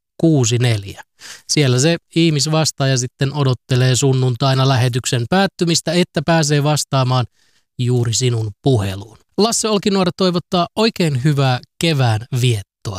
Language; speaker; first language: Finnish; native; Finnish